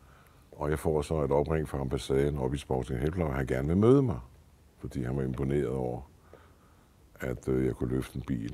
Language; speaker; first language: Danish; native; Danish